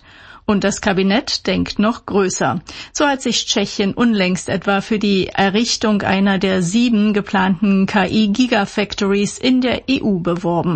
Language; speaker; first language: German; native; German